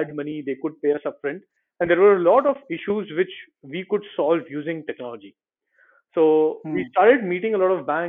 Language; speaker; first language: English; non-native, local second language; Marathi